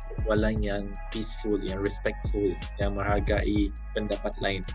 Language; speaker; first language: Malay; native; Malay